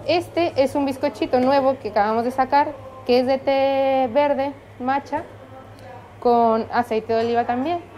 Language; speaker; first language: Spanish; native; Spanish